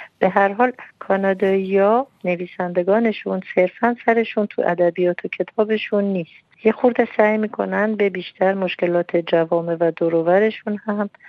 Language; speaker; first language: Persian; non-native, local second language; Armenian